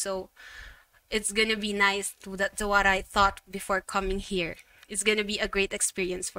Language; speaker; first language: English; non-native, local second language; Filipino